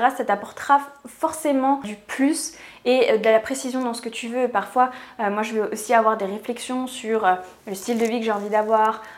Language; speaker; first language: French; native; French